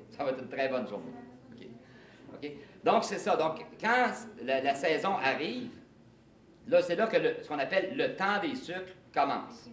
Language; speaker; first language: French; native; French